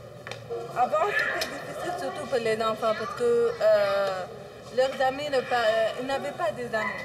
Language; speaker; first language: French; non-native, fluent; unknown